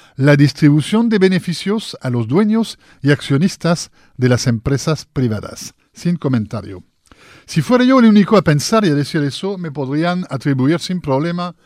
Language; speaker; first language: Spanish; non-native, fluent; French